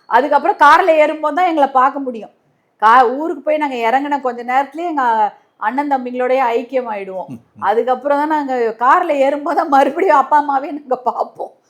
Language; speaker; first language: Tamil; native; Tamil